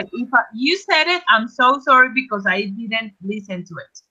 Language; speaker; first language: English; non-native, fluent; Spanish